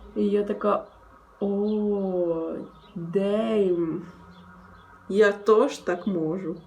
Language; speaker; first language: Ukrainian; non-native, local second language; Russian